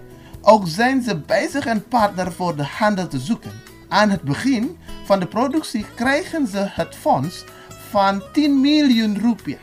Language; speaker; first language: Dutch; non-native, fluent; Indonesian